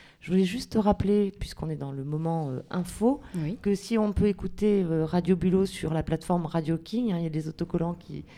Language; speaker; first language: French; native; French